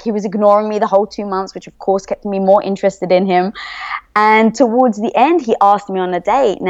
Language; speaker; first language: English; native; English